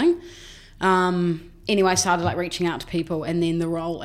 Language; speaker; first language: English; native; English